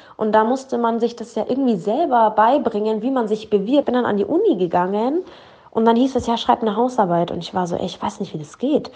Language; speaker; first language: German; early bilingual, other home language; Arabic